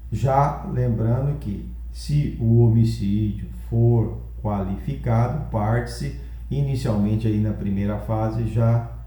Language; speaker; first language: Portuguese; native; Portuguese